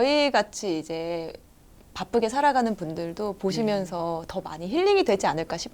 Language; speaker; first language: Korean; native; Korean